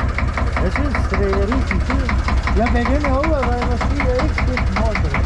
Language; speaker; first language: Danish; non-native, learner; Estonian